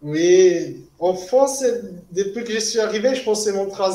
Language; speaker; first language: French; non-native, fluent; Portuguese